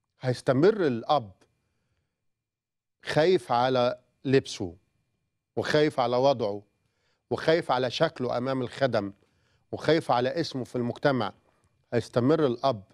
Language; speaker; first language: Arabic; native; Arabic